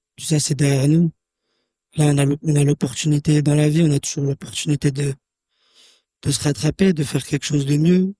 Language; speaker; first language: French; native; French